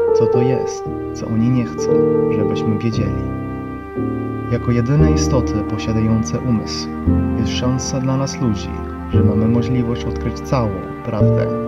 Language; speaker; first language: Polish; non-native, fluent; Croatian